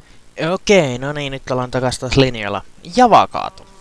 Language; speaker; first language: Finnish; native; Finnish